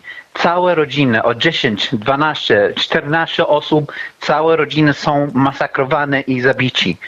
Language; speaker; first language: Polish; non-native, fluent; Arabic